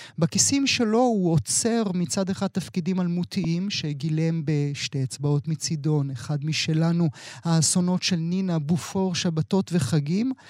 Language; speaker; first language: Hebrew; native; Hebrew